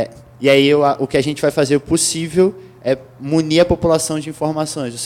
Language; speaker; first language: Portuguese; native; Portuguese